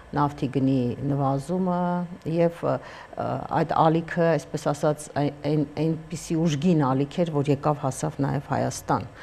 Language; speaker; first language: Armenian; native; Armenian